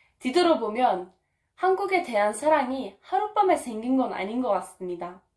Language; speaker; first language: Korean; non-native, fluent; Turkish